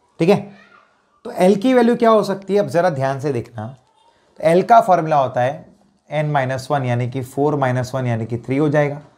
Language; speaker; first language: Hindi; non-native, local second language; Gujarati